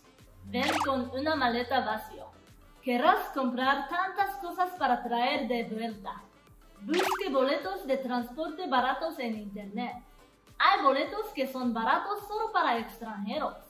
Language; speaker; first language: Spanish; non-native, learner; Japanese